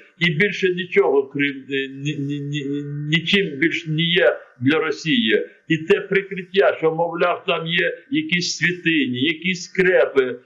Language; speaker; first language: Ukrainian; non-native, local second language; Crimean Tatar